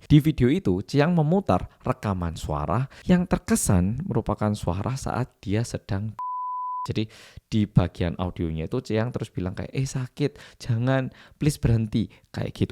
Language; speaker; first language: Indonesian; early bilingual, other home language; Korean